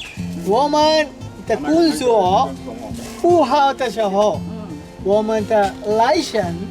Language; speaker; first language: Chinese; non-native, local second language; Sinhala